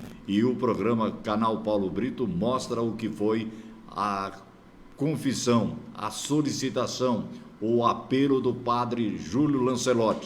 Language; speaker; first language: Portuguese; native; Portuguese